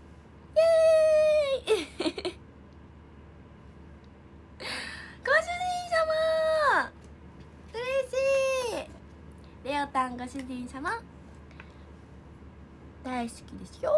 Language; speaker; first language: Japanese; native; Japanese